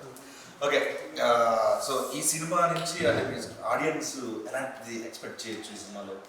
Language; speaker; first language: Telugu; native; Telugu